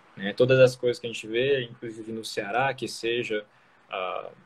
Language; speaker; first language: Portuguese; non-native, fluent; French